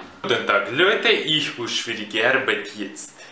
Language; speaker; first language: German; non-native, learner; Russian